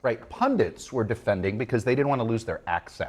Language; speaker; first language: English; native; English